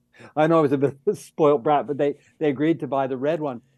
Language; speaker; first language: English; native; English